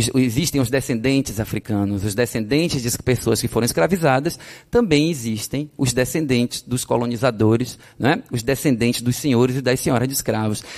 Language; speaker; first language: Portuguese; native; Portuguese